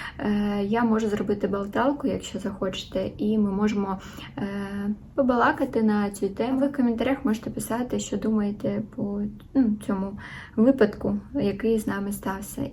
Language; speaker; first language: Ukrainian; non-native, local second language; Russian